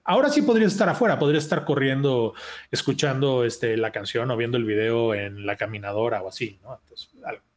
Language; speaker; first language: Spanish; native; Spanish